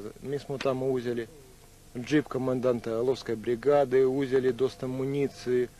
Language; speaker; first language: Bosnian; non-native, learner; Russian